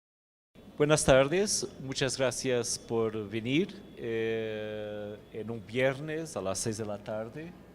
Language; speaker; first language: Spanish; non-native, fluent; Portuguese